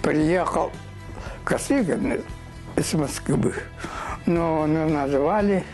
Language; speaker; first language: Russian; non-native, local second language; Yakut